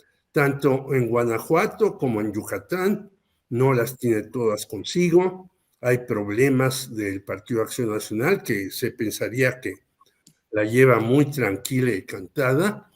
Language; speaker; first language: Spanish; native; Spanish